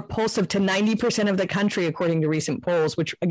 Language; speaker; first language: English; native; English